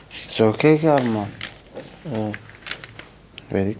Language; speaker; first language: Dutch; non-native, learner; Turkish